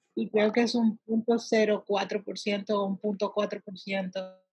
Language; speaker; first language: Spanish; early bilingual, heritage; Spanish